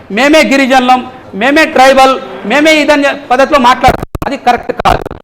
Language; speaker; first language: Telugu; non-native, local second language; Lambadi